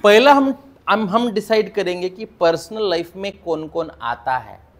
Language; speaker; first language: Hindi; non-native, local second language; Marathi